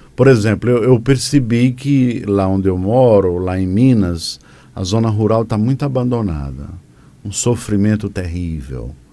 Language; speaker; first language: Portuguese; native; Portuguese